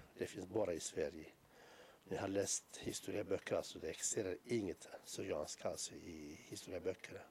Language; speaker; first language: Swedish; non-native, fluent; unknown